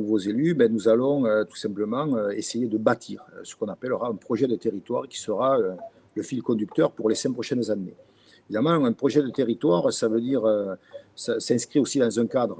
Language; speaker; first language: French; native; French